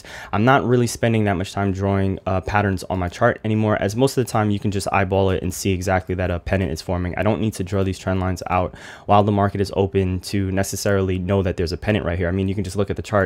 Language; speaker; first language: English; native; English